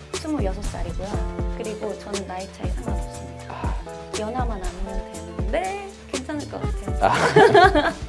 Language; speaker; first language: Korean; native; Korean